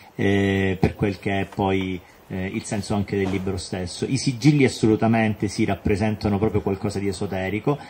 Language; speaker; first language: Italian; native; Italian